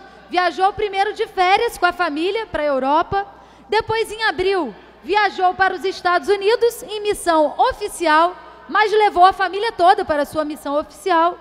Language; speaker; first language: Portuguese; native; Portuguese